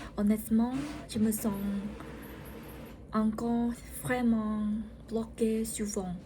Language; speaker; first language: French; non-native, learner; Vietnamese